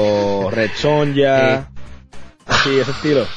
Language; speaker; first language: Spanish; native; Spanish